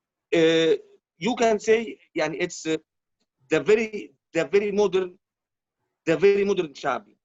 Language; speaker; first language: English; non-native, learner; Arabic